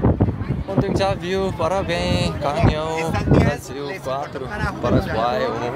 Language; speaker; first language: Portuguese; non-native, learner; Korean